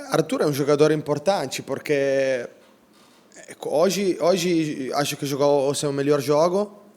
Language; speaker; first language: Portuguese; non-native, fluent; Italian